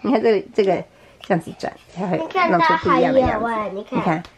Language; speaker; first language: Chinese; native; Chinese